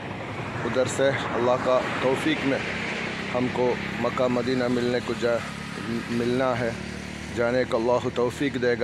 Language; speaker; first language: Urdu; non-native, learner; Malayalam